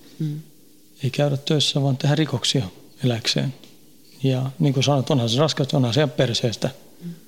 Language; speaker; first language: Finnish; early bilingual, heritage; Finnish